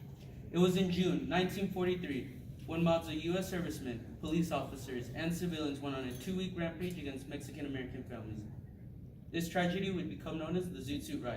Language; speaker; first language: English; native; English